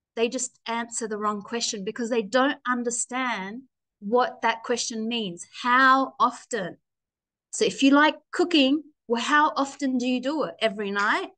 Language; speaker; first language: English; native; English